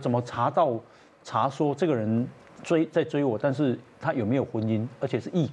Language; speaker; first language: Chinese; native; Chinese